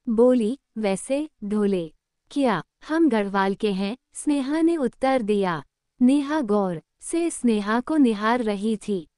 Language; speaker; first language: Hindi; native; Hindi